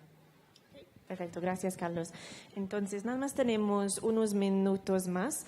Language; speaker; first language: Spanish; non-native, fluent; English